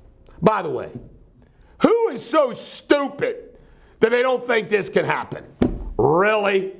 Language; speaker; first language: English; native; English